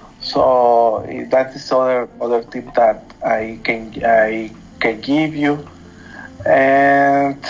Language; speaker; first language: English; non-native, learner; Spanish